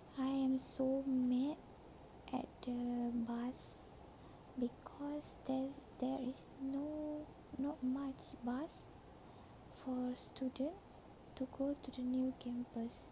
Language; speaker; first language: English; non-native, learner; Malay